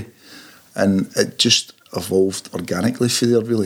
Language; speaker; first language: English; native; English